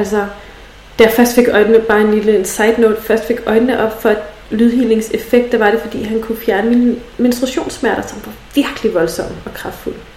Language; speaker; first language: Danish; native; Danish